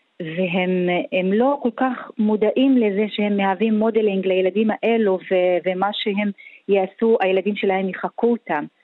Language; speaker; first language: Hebrew; non-native, local second language; Arabic